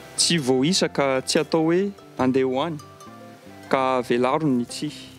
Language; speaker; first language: Malagasy; non-native, fluent; French